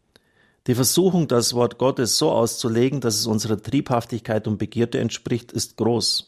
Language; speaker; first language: German; native; German